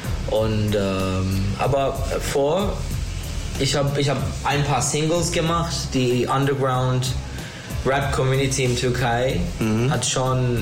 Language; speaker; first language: German; non-native, learner; Turkish